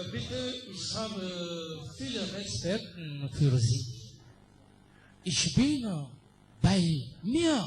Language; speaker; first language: German; non-native, learner; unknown